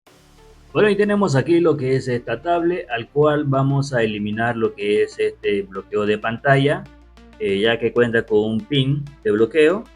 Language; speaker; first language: Spanish; native; Spanish